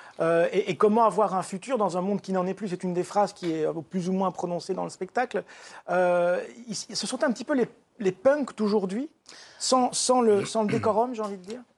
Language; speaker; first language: French; native; French